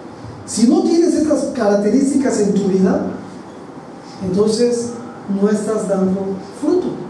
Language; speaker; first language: Spanish; native; Spanish